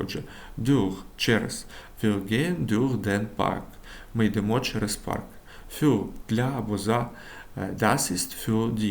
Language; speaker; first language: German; non-native, learner; Ukrainian